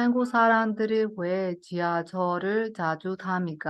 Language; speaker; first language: Korean; non-native, fluent; Burmese